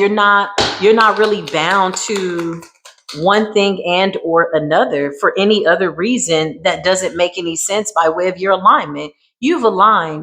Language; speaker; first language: English; native; English